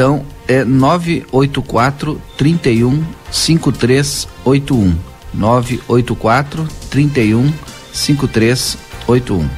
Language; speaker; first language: Portuguese; native; Portuguese